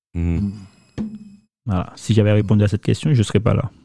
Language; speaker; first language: French; native; French